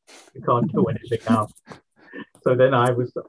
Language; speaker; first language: English; native; English